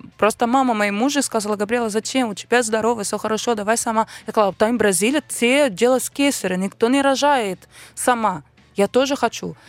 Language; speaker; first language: Russian; non-native, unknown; Portuguese